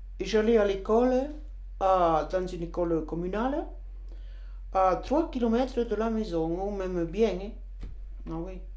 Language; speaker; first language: French; non-native, local second language; Occitan